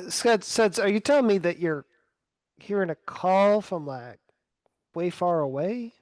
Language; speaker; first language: English; native; English